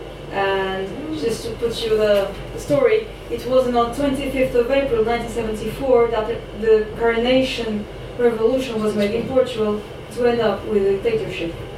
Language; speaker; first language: English; non-native, fluent; Portuguese